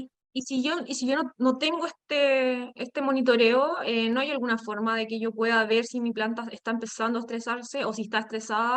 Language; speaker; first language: Spanish; native; Spanish